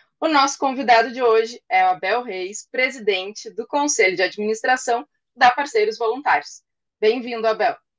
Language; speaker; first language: Portuguese; native; Portuguese